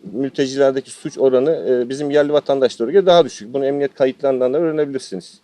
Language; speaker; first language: Turkish; native; Turkish